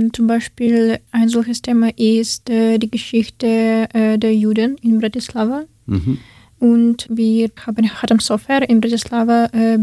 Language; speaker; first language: German; non-native, fluent; Ukrainian